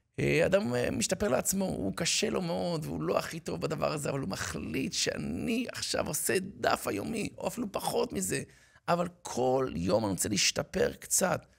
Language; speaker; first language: Hebrew; native; Hebrew